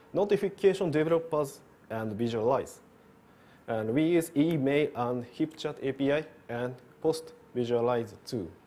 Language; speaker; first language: English; non-native, learner; Japanese